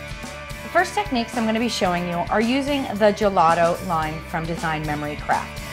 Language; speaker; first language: English; native; English